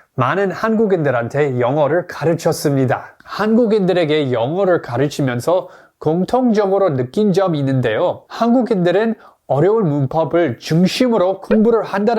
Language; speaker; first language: Korean; non-native, fluent; English